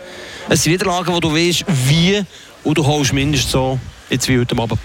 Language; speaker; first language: German; native; German